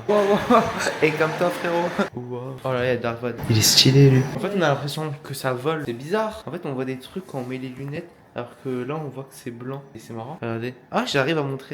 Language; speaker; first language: French; native; French